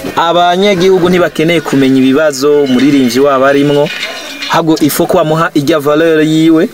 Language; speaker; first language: Rundi; native; Rundi